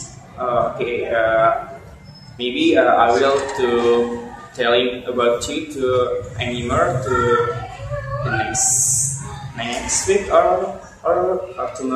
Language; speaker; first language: English; non-native, learner; Indonesian